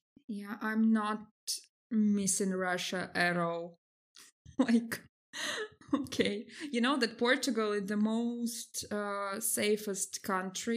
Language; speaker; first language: English; non-native, fluent; Russian